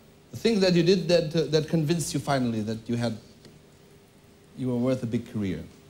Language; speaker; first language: English; non-native, fluent; Portuguese